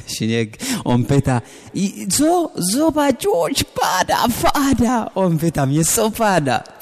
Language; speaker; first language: Polish; non-native, learner; Amharic